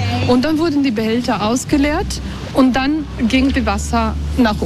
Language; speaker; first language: German; non-native, local second language; Italian